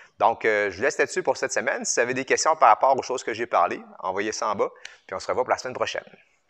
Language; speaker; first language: French; native; French